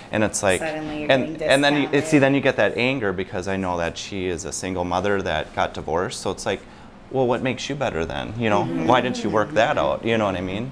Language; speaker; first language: English; native; English